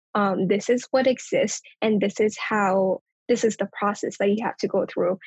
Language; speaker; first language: English; non-native, local second language; Nepali